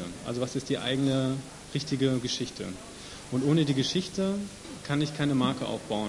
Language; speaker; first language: German; native; German